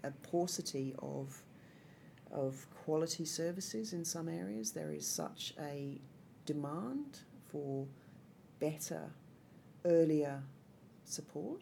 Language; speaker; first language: English; native; English